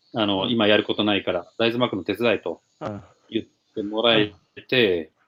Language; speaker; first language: Japanese; native; Japanese